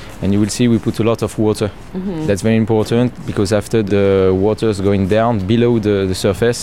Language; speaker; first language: English; non-native, learner; French